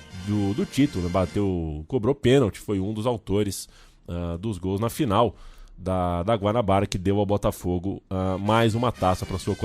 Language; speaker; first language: Portuguese; native; Portuguese